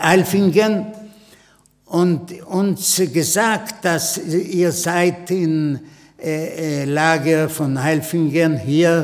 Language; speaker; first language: German; non-native, fluent; Yiddish